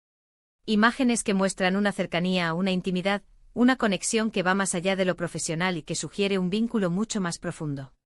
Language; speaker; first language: Spanish; native; Spanish